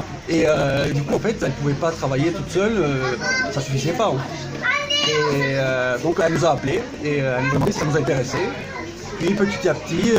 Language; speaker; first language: French; early bilingual, heritage; French